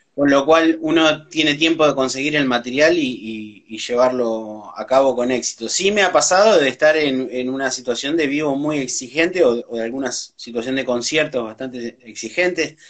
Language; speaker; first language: Spanish; native; Spanish